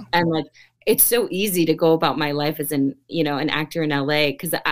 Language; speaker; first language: English; early bilingual, other home language; Filipino